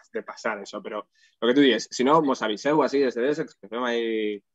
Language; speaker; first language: Spanish; non-native, local second language; Catalan